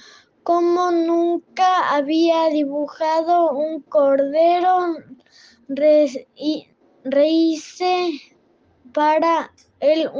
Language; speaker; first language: Spanish; non-native, learner; French